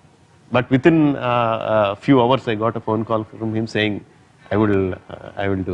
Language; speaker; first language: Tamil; non-native, fluent; Telugu